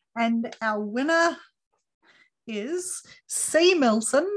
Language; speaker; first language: English; native; English